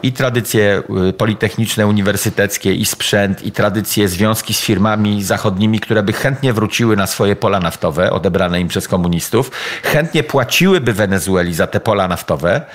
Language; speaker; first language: Polish; native; Polish